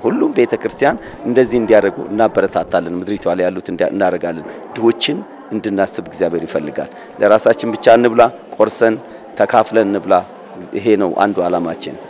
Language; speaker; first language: Amharic; native; Amharic